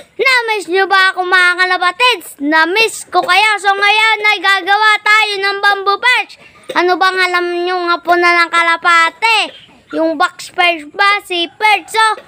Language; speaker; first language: Filipino; native; Filipino